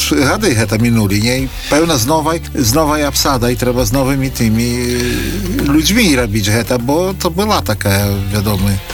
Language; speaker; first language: Belarusian; native; Belarusian